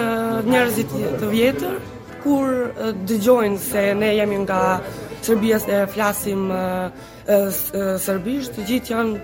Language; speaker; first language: Albanian; non-native, learner; Serbian